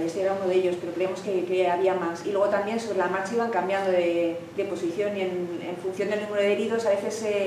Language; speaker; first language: Spanish; native; Spanish